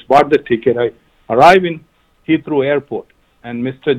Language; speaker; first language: English; non-native, local second language; Malayalam